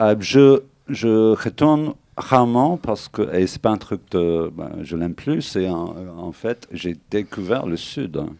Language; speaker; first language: French; non-native, fluent; English